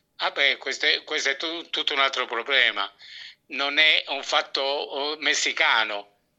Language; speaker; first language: Italian; native; Italian